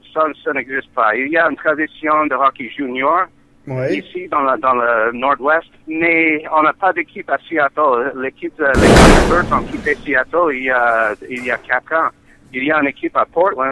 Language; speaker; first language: French; non-native, learner; English